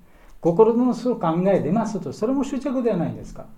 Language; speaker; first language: Japanese; non-native, learner; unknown